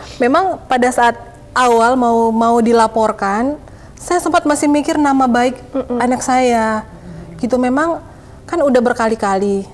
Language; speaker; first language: Indonesian; native; Indonesian